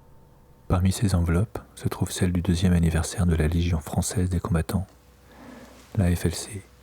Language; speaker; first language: French; native; French